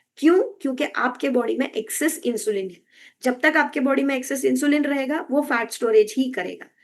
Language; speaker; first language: Hindi; non-native, local second language; Kannada